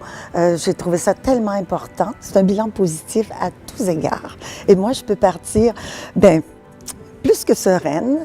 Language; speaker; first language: French; native; French